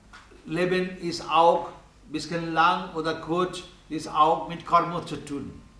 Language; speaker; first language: German; non-native, learner; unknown